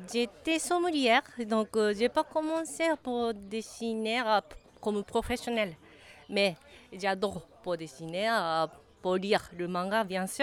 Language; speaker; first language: French; non-native, learner; Japanese